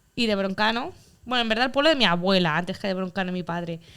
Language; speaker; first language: Spanish; native; Spanish